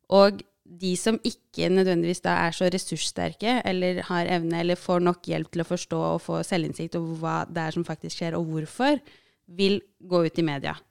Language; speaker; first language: Norwegian; early bilingual, other home language; Arabic